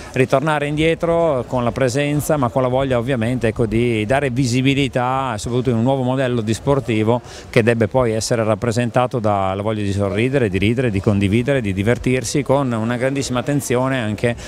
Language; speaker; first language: Italian; native; Italian